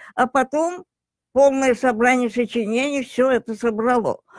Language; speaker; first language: Russian; non-native, local second language; Tajik